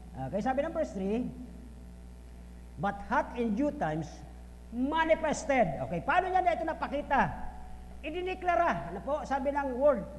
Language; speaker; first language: Filipino; non-native, local second language; Bikol